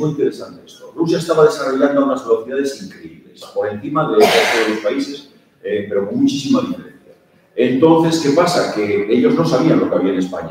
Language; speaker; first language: Spanish; early bilingual, heritage; Spanish